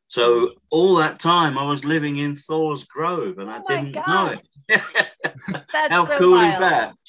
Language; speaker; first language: English; native; English